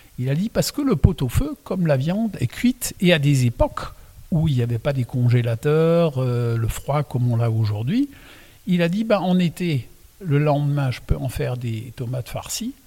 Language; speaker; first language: French; non-native, local second language; Swiss German